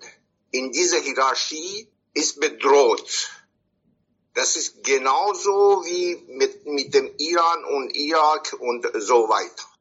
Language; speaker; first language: German; non-native, fluent; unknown